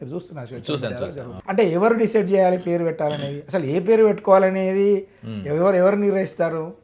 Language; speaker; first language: Telugu; native; Telugu